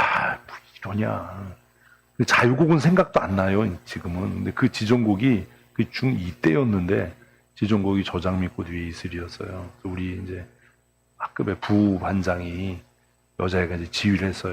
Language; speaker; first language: Korean; native; Korean